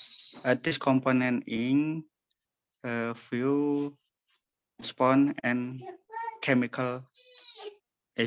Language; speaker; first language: English; non-native, learner; Indonesian